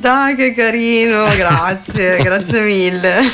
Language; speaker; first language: Italian; native; Italian